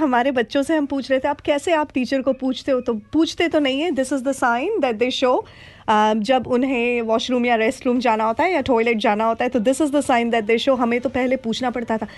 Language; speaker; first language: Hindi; non-native, local second language; Gujarati